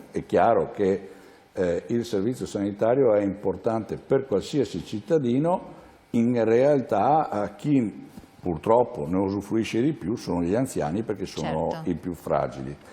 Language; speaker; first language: Italian; native; Italian